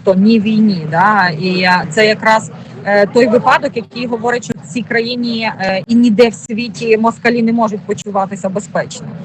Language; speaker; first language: Ukrainian; native; Ukrainian